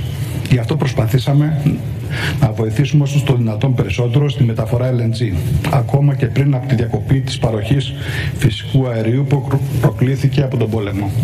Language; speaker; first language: Greek; native; Greek